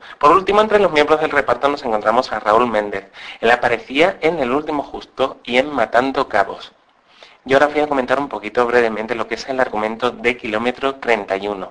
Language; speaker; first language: Spanish; native; Spanish